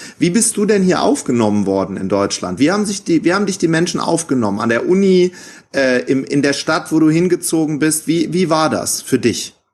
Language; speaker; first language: German; native; German